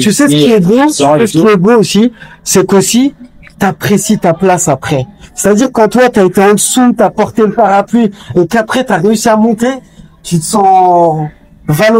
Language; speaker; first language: French; native; French